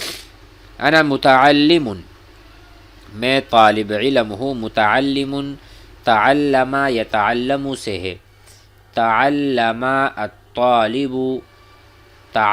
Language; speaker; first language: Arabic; non-native, fluent; Urdu